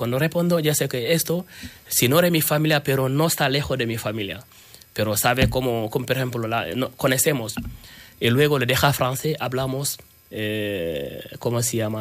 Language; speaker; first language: Spanish; non-native, learner; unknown